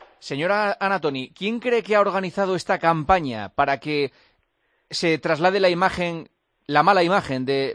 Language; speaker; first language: Spanish; native; Spanish